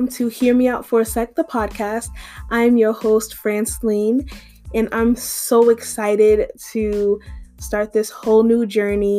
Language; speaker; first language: English; native; English